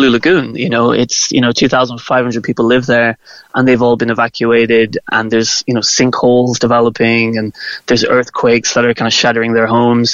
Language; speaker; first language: English; native; English